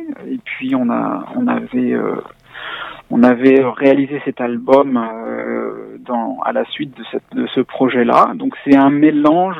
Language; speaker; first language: French; native; French